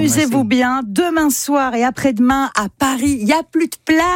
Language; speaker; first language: French; native; French